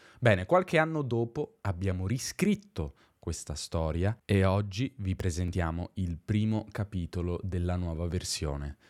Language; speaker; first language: Italian; native; Italian